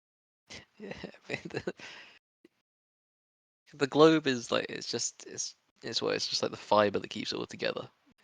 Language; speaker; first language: English; native; English